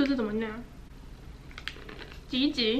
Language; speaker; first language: Chinese; early bilingual, heritage; Chinese